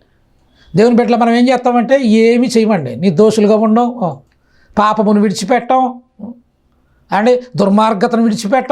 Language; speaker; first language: Telugu; native; Telugu